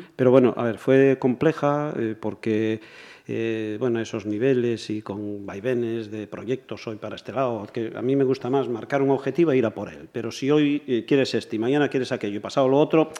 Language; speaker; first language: Spanish; native; Spanish